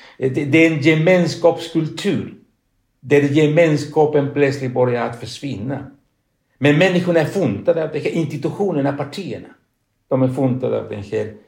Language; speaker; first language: Swedish; non-native, fluent; Spanish